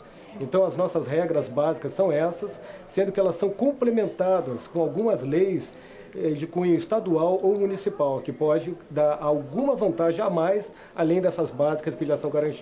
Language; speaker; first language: Portuguese; native; Portuguese